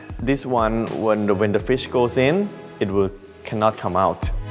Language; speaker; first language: English; non-native, fluent; Thai